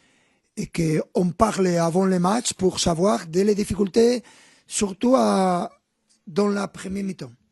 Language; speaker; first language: French; non-native, fluent; Spanish